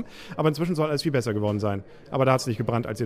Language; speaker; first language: German; native; German